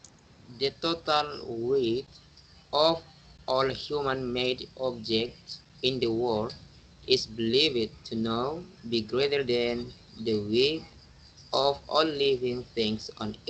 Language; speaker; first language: English; non-native, learner; Indonesian